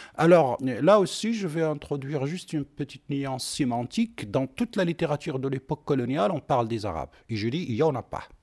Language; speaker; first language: French; non-native, local second language; Arabic